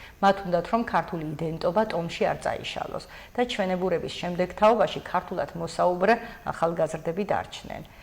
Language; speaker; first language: Georgian; native; Georgian